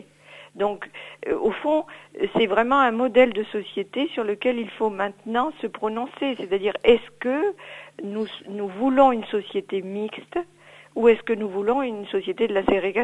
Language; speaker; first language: French; native; French